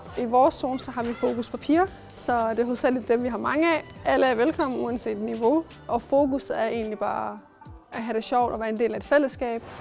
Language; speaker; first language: Danish; early bilingual, other home language; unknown